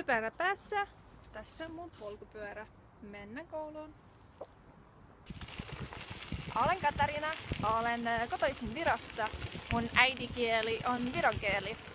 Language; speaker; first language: Finnish; non-native, learner; Estonian